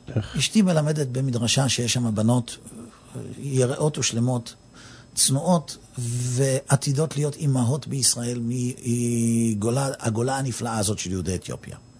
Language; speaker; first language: Hebrew; native; Hebrew